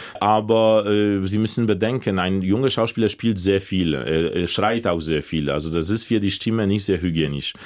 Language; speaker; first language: German; non-native, fluent; Polish